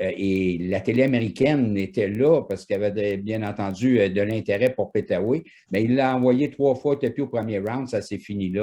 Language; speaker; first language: French; native; French